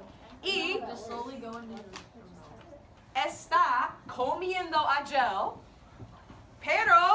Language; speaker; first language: Spanish; non-native, learner; English